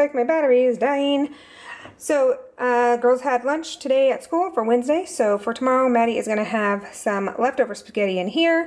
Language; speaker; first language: English; native; English